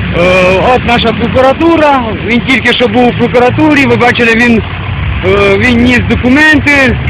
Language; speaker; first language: Ukrainian; native; Ukrainian